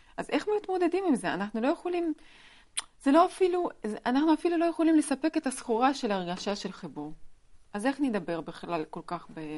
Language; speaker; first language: Hebrew; non-native, fluent; Russian